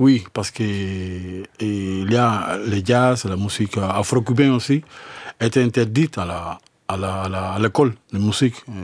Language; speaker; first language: French; non-native, fluent; Spanish